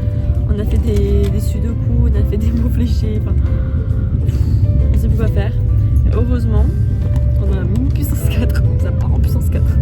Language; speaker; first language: French; native; French